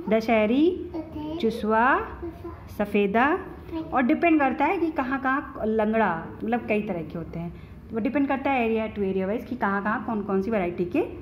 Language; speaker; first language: Hindi; native; Hindi